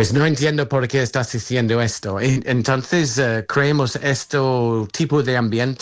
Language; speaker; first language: Spanish; non-native, fluent; English